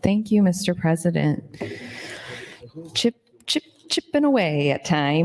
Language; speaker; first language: English; native; English